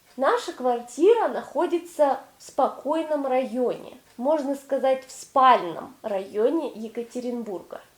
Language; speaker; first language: Russian; native; Russian